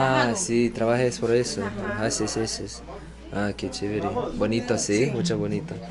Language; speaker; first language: Spanish; non-native, learner; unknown